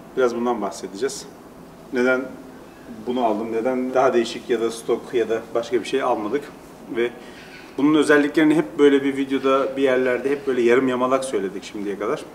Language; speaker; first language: Turkish; native; Turkish